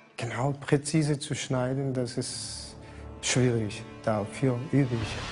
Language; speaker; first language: German; non-native, learner; Korean